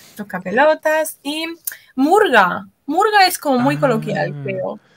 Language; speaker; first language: Spanish; native; Spanish